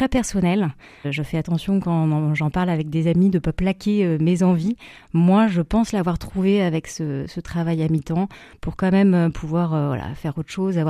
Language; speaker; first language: French; native; French